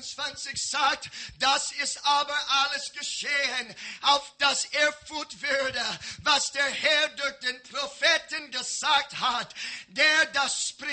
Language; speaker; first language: German; non-native, learner; English